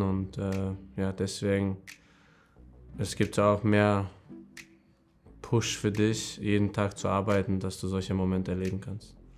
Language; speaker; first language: German; non-native, fluent; Hungarian